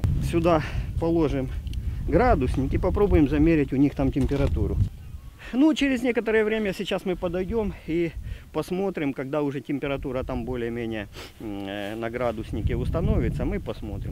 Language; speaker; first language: Russian; native; Russian